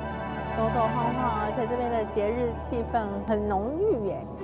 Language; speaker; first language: Chinese; native; Chinese